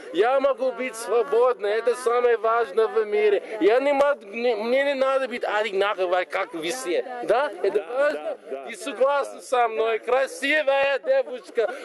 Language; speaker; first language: Russian; non-native, learner; English